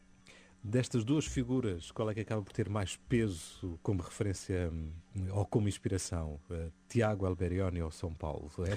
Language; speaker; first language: Portuguese; native; Portuguese